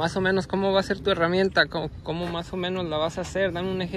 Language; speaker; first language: Spanish; native; Spanish